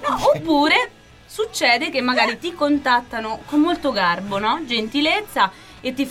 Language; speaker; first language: Italian; native; Italian